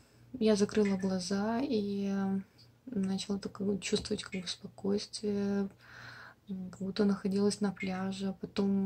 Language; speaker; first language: Russian; non-native, local second language; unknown